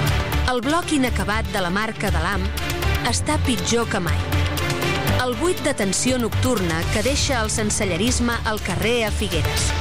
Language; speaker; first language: Catalan; native; Catalan